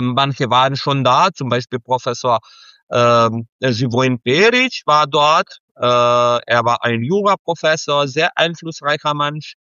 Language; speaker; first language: German; non-native, fluent; Serbian